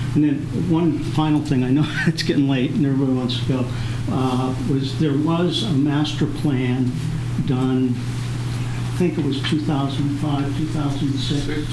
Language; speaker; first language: English; native; English